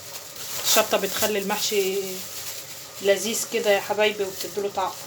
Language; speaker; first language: Arabic; native; Arabic